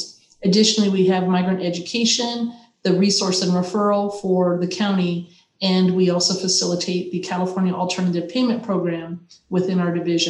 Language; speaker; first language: English; native; English